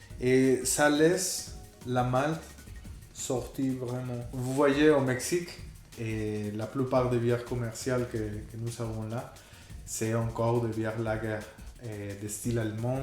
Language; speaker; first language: French; non-native, fluent; Spanish